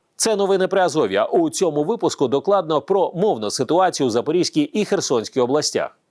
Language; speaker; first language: Ukrainian; native; Ukrainian